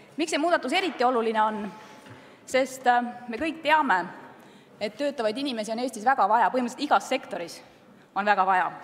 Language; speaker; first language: Estonian; native; Estonian